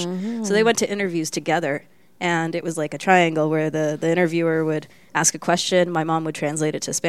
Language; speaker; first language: English; early bilingual, other home language; Spanish